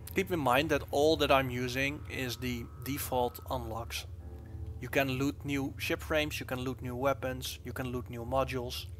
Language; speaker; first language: English; non-native, fluent; Dutch